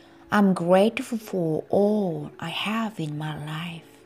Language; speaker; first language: English; non-native, fluent; Korean